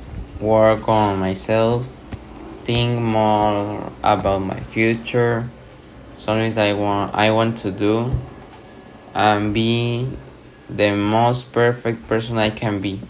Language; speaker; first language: English; non-native, learner; Spanish